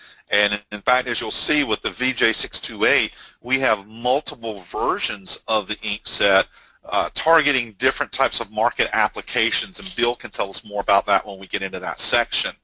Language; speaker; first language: English; native; English